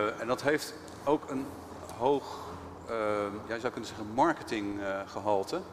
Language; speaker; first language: Dutch; native; Dutch